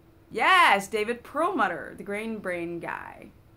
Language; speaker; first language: English; native; English